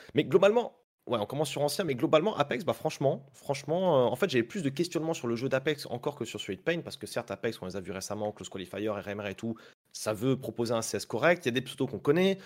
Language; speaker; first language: French; native; French